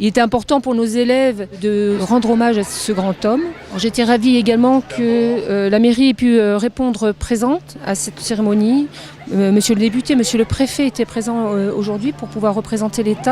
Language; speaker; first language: French; native; French